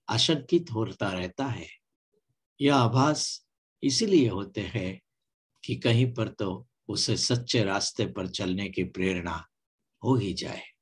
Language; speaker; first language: Hindi; non-native, local second language; Gujarati